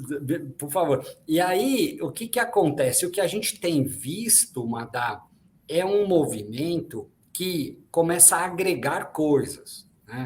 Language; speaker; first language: Portuguese; native; Portuguese